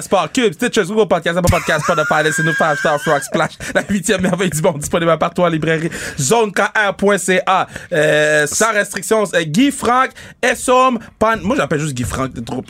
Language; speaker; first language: French; native; French